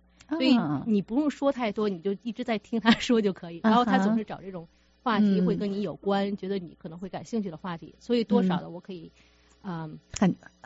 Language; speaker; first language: Chinese; native; Chinese